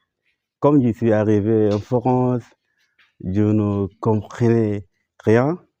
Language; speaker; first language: French; non-native, learner; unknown